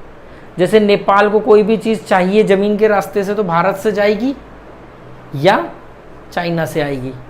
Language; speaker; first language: Hindi; native; Hindi